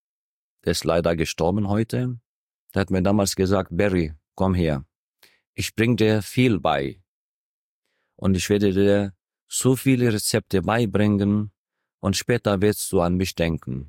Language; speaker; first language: German; non-native, fluent; Arabic